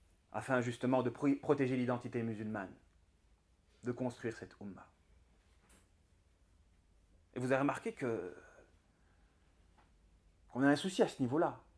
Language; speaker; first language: French; native; French